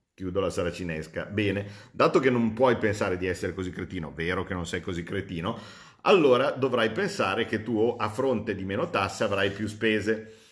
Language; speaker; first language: Italian; native; Italian